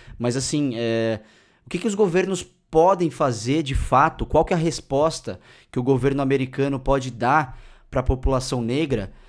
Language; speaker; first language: Portuguese; native; Portuguese